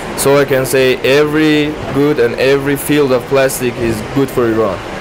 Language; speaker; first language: English; non-native, fluent; Persian